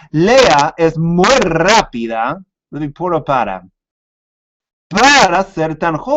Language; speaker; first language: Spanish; non-native, fluent; English